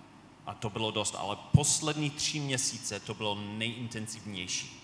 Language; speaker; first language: Czech; non-native, fluent; English